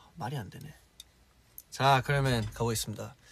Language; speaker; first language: Korean; early bilingual, heritage; Korean